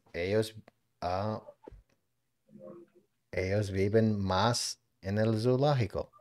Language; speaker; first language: Spanish; non-native, learner; English